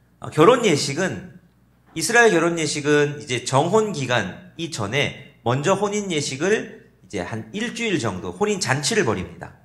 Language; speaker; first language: Korean; native; Korean